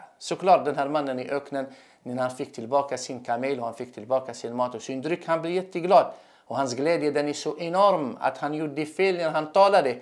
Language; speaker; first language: Swedish; non-native, fluent; Arabic